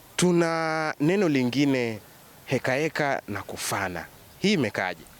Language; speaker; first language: Swahili; native; Swahili